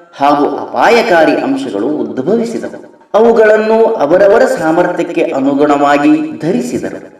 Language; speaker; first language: Kannada; native; Kannada